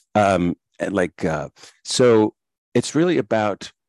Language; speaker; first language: English; native; English